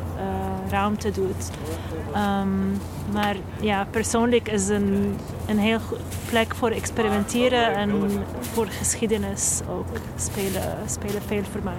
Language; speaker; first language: Dutch; non-native, learner; Arabic